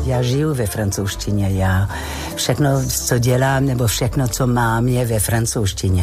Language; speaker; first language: Czech; non-native, fluent; French